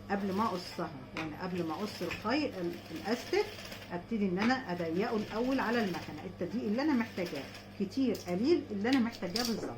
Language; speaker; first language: Arabic; native; Arabic